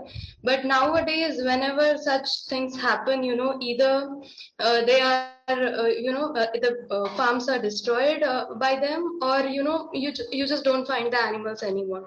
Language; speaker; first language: English; non-native, local second language; Marathi